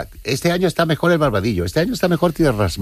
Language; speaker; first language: Spanish; native; Spanish